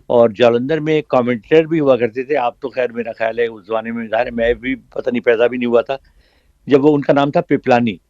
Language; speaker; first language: Urdu; native; Urdu